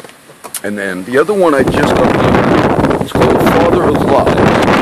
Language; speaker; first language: English; native; English